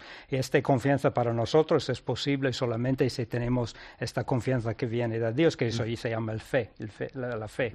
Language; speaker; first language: Spanish; non-native, fluent; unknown